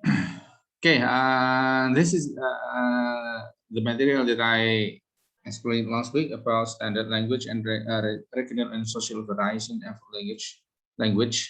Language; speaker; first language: English; non-native, fluent; Indonesian